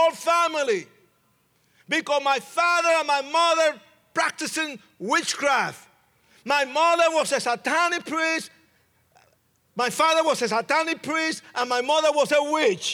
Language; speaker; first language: English; non-native, fluent; Spanish